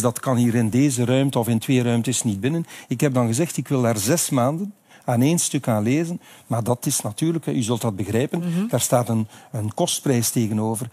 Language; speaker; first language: Dutch; native; Dutch